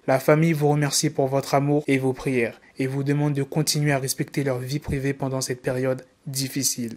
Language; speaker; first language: French; native; French